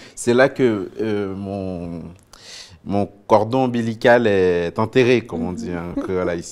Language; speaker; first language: French; non-native, local second language; Haitian Creole